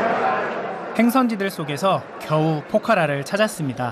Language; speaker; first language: Korean; native; Korean